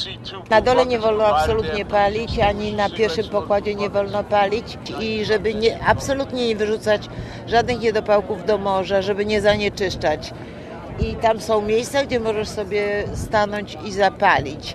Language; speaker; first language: Polish; native; Polish